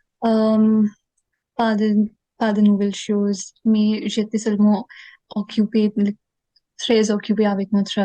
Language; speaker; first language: French; non-native, learner; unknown